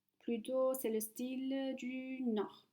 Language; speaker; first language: French; non-native, fluent; Chinese